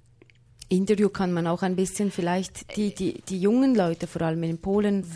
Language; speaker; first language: German; native; German